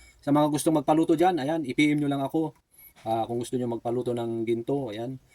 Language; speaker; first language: Filipino; native; Filipino